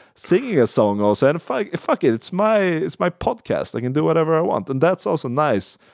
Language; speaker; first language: English; non-native, fluent; Swedish